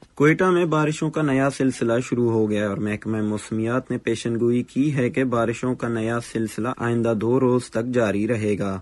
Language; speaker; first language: Urdu; non-native, local second language; Baluchi